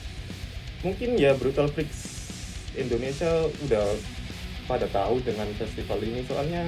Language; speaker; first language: Indonesian; non-native, fluent; Japanese